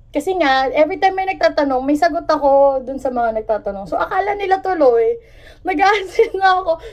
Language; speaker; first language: Filipino; non-native, local second language; Hiligaynon